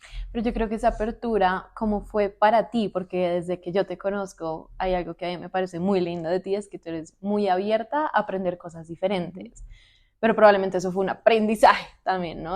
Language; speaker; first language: Spanish; native; Spanish